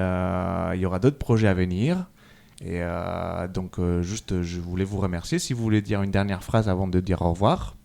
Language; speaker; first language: French; native; French